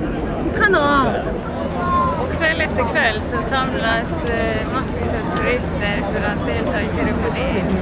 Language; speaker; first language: Swedish; non-native, fluent; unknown